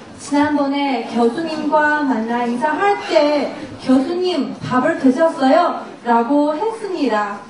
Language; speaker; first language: Korean; non-native, learner; Chinese